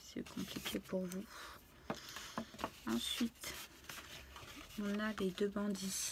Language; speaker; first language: French; native; French